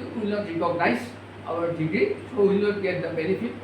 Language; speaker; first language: English; non-native, local second language; Assamese